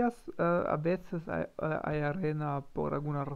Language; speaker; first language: Spanish; non-native, learner; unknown